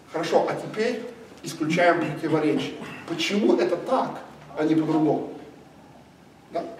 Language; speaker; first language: Russian; non-native, fluent; English